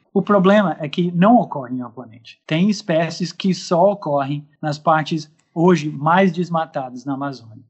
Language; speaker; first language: Portuguese; non-native, fluent; English